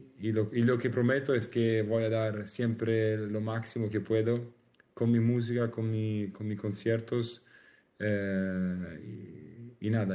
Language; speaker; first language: Spanish; non-native, learner; Italian